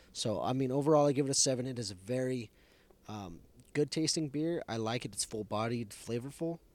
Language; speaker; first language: English; early bilingual, other home language; Spanish